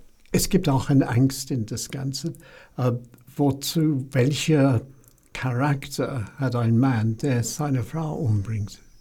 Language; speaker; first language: German; non-native, fluent; English